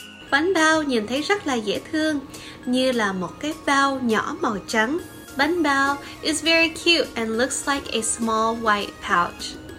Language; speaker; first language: Vietnamese; early bilingual, heritage; Vietnamese